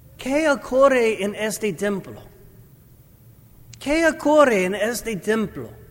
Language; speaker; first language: Spanish; non-native, learner; English